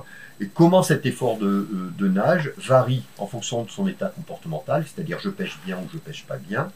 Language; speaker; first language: French; native; French